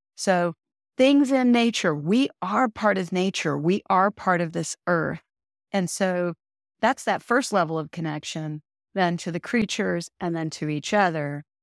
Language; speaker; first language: English; early bilingual, other home language; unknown